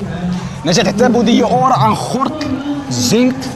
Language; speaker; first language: Dutch; early bilingual, other home language; Arabic